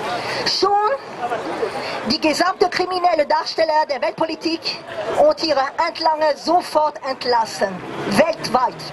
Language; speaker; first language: German; non-native, fluent; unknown